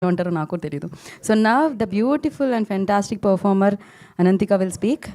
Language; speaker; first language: Telugu; native; Telugu